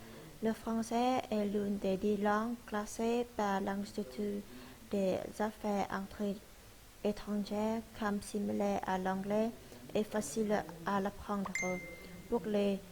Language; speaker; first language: French; non-native, learner; Vietnamese